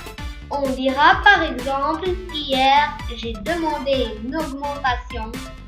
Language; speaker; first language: French; non-native, local second language; Arabic